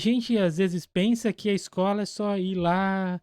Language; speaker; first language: Portuguese; native; Portuguese